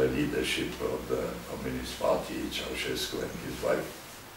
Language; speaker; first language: English; non-native, fluent; Romanian